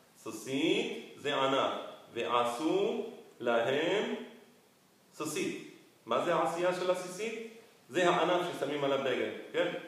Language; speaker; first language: Hebrew; non-native, fluent; Spanish